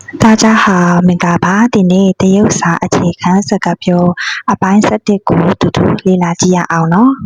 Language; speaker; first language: Chinese; non-native, fluent; Burmese